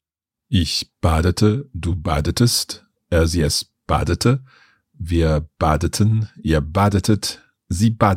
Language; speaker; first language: German; non-native, learner; English